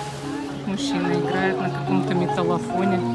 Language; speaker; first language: Russian; native; Russian